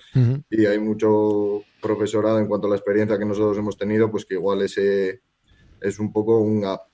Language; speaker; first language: Spanish; native; Spanish